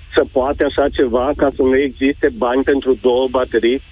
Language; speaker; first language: Romanian; native; Romanian